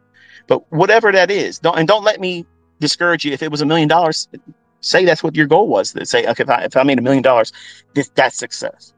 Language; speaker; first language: English; native; English